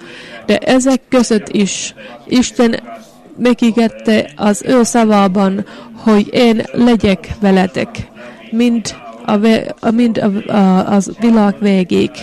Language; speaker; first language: Hungarian; non-native, fluent; Finnish